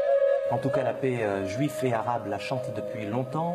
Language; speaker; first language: French; native; French